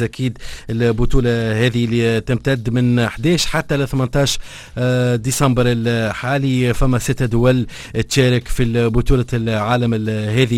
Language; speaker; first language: Arabic; native; Arabic